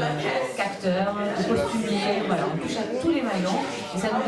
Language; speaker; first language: French; native; French